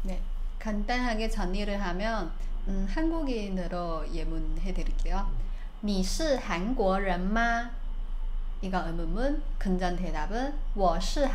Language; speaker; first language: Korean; non-native, fluent; Chinese